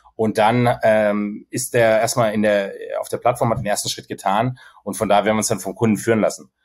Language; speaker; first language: German; native; German